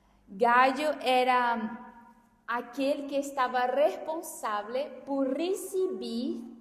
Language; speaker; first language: Spanish; non-native, fluent; Portuguese